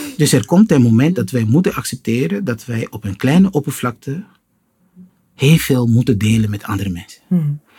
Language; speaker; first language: Dutch; non-native, fluent; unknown